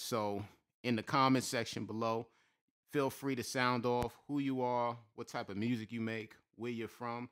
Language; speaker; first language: English; native; English